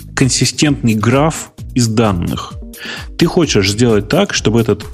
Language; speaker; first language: Russian; native; Russian